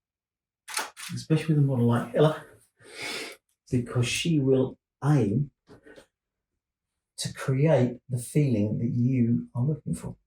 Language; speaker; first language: English; native; English